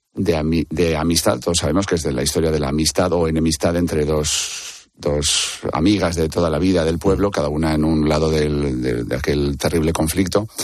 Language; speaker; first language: Spanish; native; Spanish